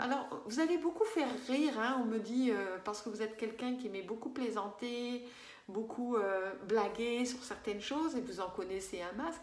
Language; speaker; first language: French; native; French